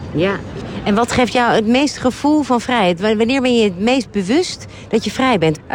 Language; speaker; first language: Dutch; native; Dutch